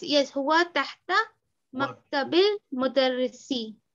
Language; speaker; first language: Arabic; non-native, learner; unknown